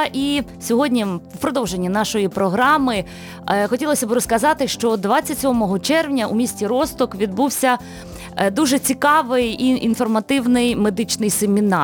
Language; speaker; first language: Ukrainian; native; Ukrainian